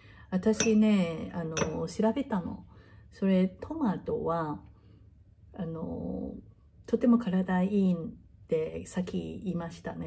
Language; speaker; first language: Japanese; non-native, learner; Chinese